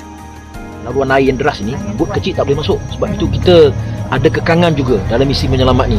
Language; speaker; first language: Malay; native; Malay